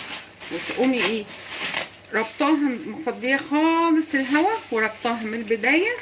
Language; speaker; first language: Arabic; native; Arabic